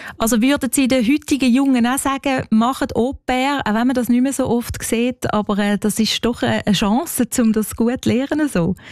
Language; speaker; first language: German; native; German